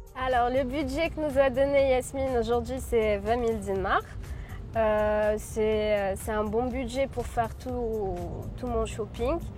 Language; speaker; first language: French; non-native, local second language; Arabic